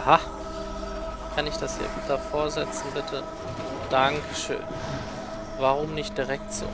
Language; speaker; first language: German; native; German